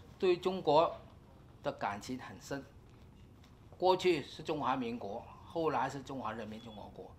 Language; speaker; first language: Chinese; early bilingual, heritage; Chinese